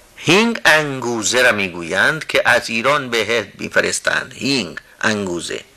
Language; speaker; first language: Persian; non-native, fluent; Hindi